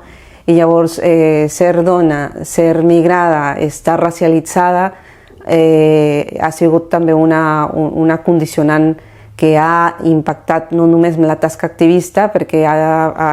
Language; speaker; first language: Catalan; non-native, fluent; Spanish